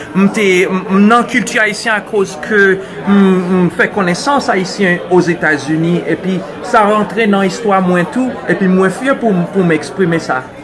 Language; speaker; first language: Haitian Creole; non-native, fluent; English